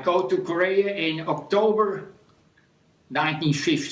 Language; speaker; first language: English; non-native, learner; Dutch